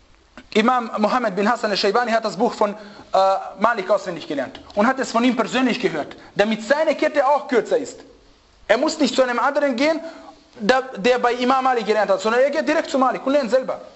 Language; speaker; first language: German; non-native, fluent; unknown